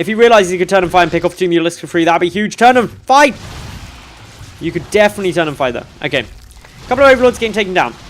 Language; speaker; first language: English; native; English